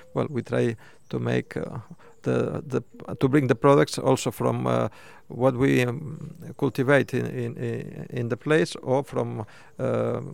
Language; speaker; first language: English; non-native, fluent; Spanish